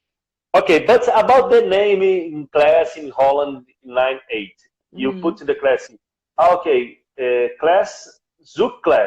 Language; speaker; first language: English; non-native, learner; Portuguese